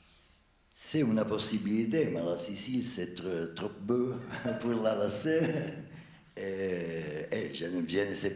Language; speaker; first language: French; non-native, fluent; Italian